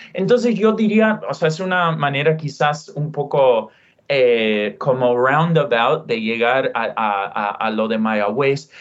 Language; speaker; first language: Spanish; non-native, fluent; English